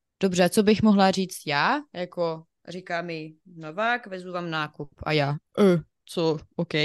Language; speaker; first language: Czech; non-native, fluent; Ukrainian